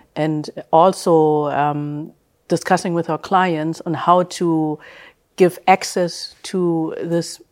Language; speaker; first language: English; early bilingual, other home language; German